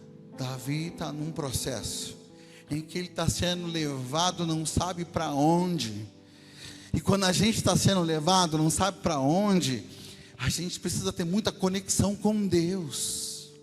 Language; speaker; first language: Portuguese; native; Portuguese